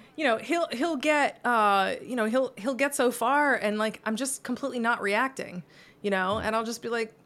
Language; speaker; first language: English; native; English